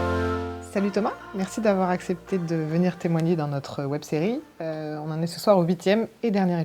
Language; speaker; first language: French; native; French